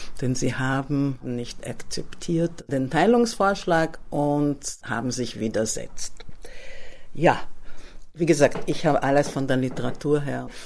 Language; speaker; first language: German; native; German